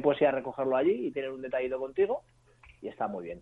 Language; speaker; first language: Spanish; native; Spanish